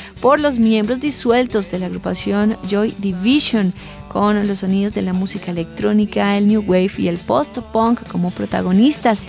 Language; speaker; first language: Spanish; native; Spanish